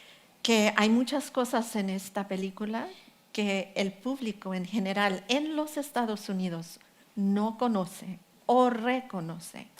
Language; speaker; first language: Spanish; early bilingual, heritage; Spanish